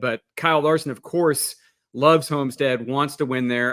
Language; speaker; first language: English; native; English